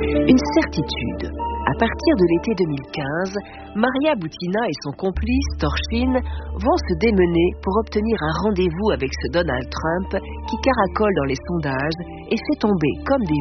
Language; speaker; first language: French; native; French